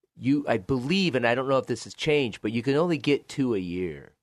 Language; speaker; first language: English; native; English